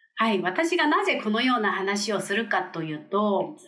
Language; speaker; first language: Japanese; non-native, fluent; Korean